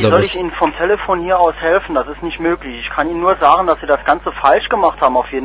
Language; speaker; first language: German; native; German